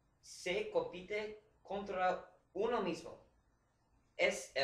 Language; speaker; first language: Spanish; non-native, learner; English